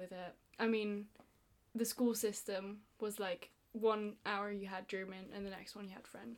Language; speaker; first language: English; non-native, fluent; Italian